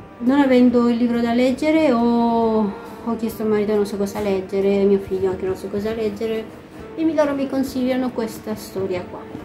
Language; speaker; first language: Italian; non-native, fluent; Spanish